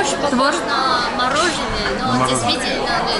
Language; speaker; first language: Russian; non-native, fluent; Chinese